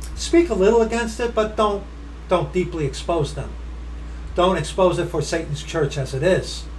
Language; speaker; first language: English; native; English